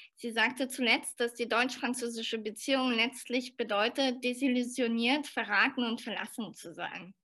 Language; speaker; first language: German; early bilingual, other home language; French